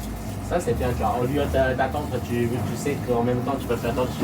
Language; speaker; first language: French; non-native, local second language; Chinese